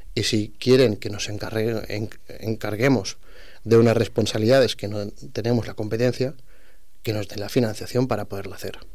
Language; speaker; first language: Spanish; non-native, local second language; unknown